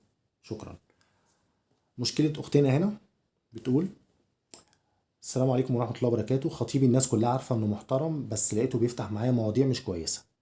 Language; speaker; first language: Arabic; native; Arabic